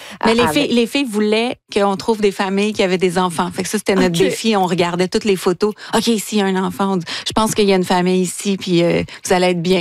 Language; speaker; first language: French; native; French